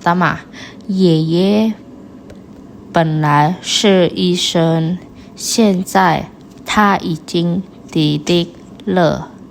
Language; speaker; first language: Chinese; non-native, fluent; Indonesian